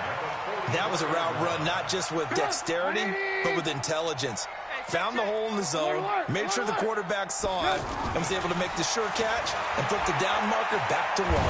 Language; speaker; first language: English; native; English